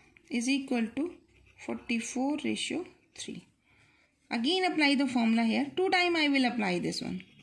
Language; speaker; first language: English; non-native, local second language; Hindi